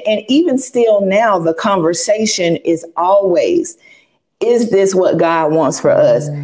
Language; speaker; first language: English; native; English